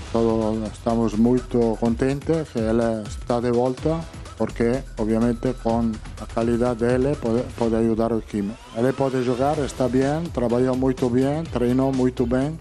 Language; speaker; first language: Portuguese; non-native, fluent; Italian